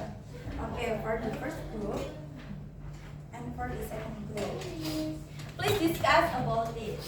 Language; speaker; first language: English; non-native, learner; Indonesian